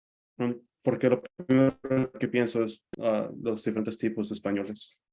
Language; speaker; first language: Spanish; early bilingual, other home language; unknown